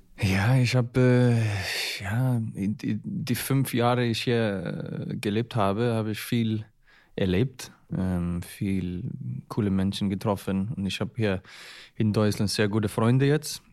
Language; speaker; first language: German; non-native, learner; Icelandic